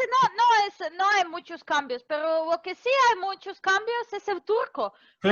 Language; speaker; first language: Spanish; non-native, fluent; Serbian